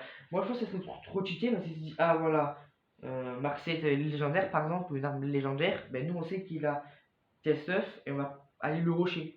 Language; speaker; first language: French; native; French